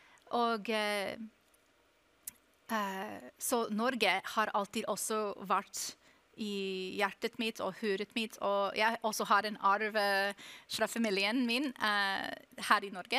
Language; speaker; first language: Norwegian; non-native, learner; English